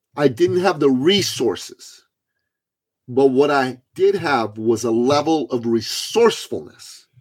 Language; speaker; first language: English; early bilingual, other home language; Persian